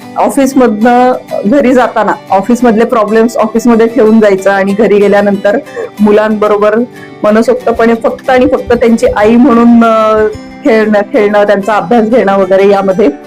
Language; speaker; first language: Marathi; native; Marathi